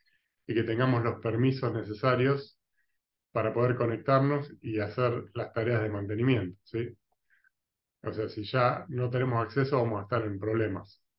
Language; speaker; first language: Spanish; native; Spanish